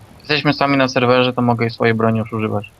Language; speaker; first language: Polish; native; Polish